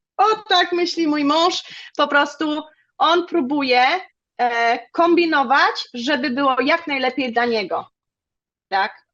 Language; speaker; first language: Polish; early bilingual, other home language; German